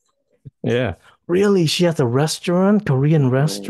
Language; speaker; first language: English; non-native, fluent; Vietnamese